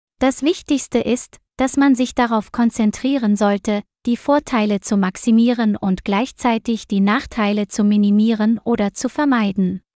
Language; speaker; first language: German; non-native, learner; Vietnamese